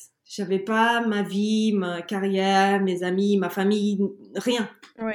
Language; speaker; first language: French; non-native, learner; English